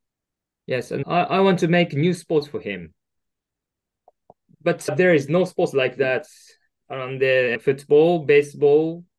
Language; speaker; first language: English; non-native, learner; Japanese